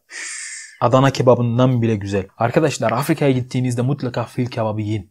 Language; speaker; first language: Turkish; non-native, fluent; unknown